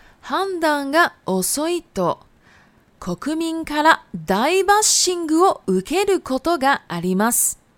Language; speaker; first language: Japanese; native; Japanese